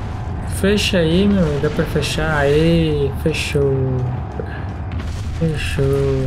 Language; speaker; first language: Portuguese; native; Portuguese